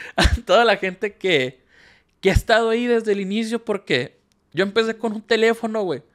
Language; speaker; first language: Spanish; native; Spanish